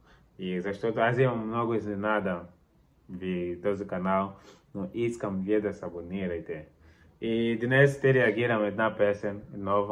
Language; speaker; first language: Bulgarian; non-native, learner; Portuguese